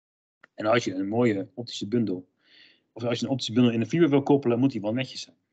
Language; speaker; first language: Dutch; native; Dutch